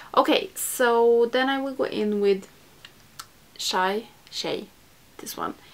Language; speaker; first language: English; non-native, fluent; Swedish